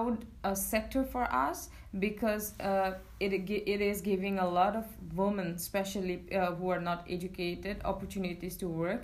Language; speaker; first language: English; non-native, local second language; Bangla